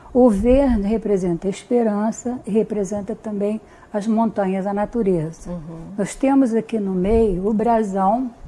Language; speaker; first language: Portuguese; early bilingual, other home language; Hungarian